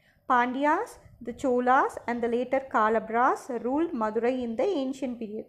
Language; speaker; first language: English; non-native, local second language; Tamil